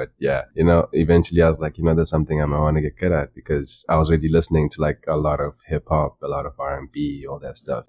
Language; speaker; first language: English; non-native, local second language; Shona